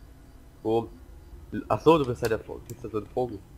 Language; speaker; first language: German; native; German